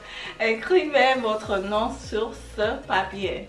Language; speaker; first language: French; non-native, learner; English